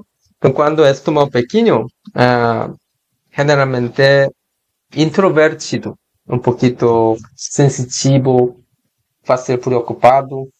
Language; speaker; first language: Spanish; non-native, learner; Korean